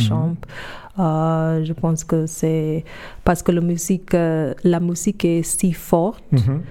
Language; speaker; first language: French; non-native, fluent; English